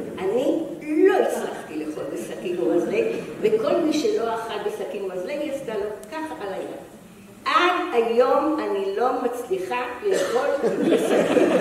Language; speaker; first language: Hebrew; native; Hebrew